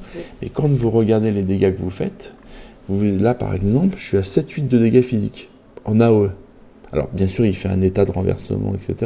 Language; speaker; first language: French; native; French